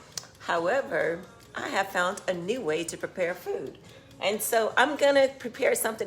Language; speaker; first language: English; native; English